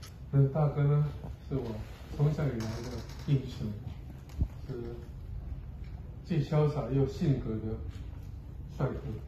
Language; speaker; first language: Chinese; native; Chinese